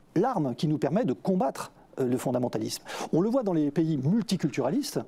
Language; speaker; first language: French; native; French